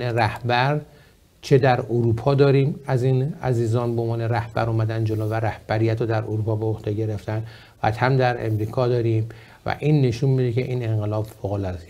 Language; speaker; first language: Persian; native; Persian